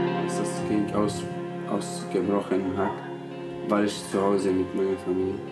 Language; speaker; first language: German; non-native, learner; Arabic